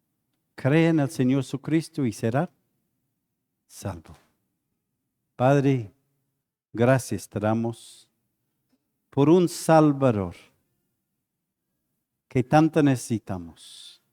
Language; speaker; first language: Spanish; non-native, fluent; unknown